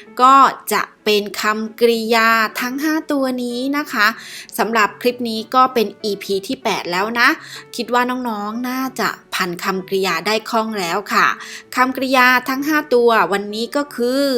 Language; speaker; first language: Thai; native; Thai